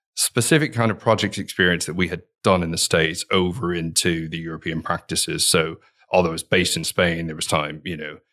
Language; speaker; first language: English; native; English